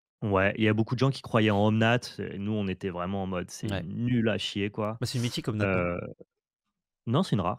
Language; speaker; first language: French; native; French